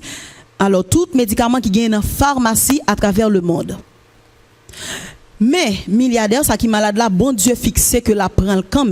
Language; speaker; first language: French; non-native, local second language; Haitian Creole